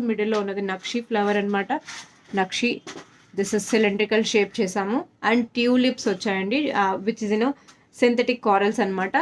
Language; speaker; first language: Telugu; native; Telugu